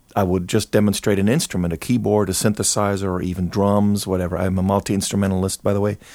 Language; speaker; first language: English; non-native, fluent; German